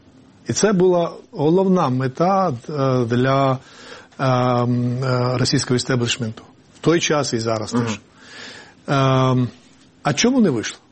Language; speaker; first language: Ukrainian; non-native, fluent; Georgian